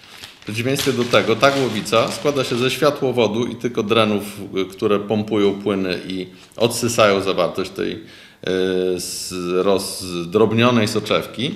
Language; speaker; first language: Polish; native; Polish